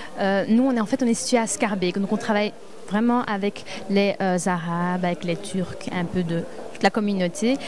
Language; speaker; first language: French; early bilingual, other home language; Arabic